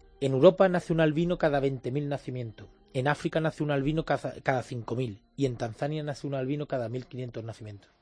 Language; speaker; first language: Spanish; native; Spanish